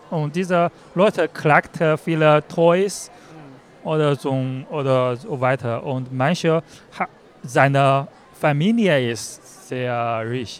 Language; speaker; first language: German; non-native, learner; Chinese